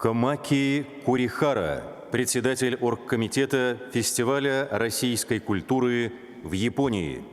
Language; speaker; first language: Russian; native; Russian